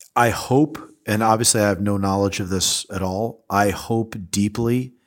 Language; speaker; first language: English; native; English